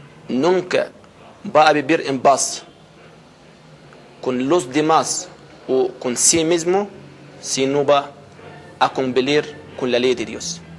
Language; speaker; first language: Spanish; non-native, fluent; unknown